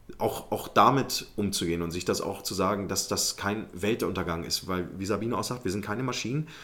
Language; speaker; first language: German; early bilingual, other home language; Arabic